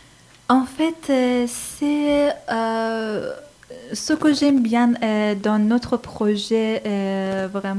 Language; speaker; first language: French; non-native, fluent; Persian